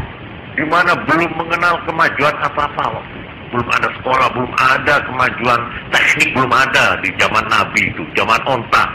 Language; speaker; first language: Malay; non-native, local second language; Javanese